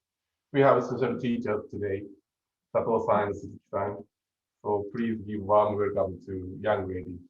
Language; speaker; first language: English; non-native, fluent; Japanese